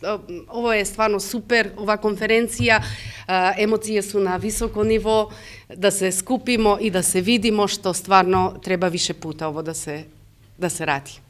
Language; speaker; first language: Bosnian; early bilingual, heritage; Serbian